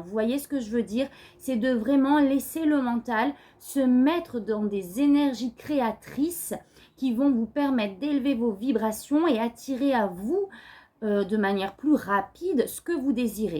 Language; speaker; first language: French; native; French